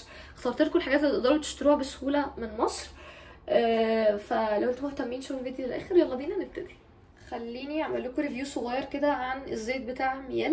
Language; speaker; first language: Arabic; native; Arabic